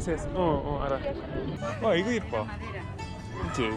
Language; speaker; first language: Korean; early bilingual, other home language; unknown